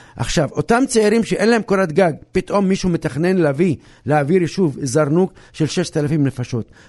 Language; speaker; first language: Hebrew; non-native, local second language; Arabic